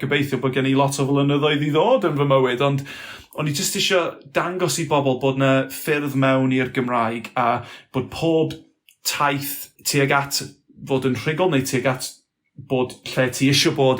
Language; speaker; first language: Welsh; non-native, local second language; English